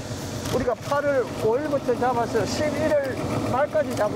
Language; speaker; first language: Korean; native; Korean